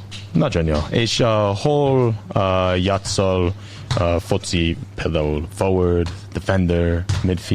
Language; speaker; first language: Hungarian; non-native, learner; English